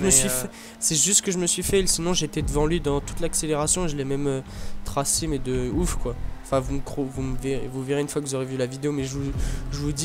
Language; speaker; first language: French; native; French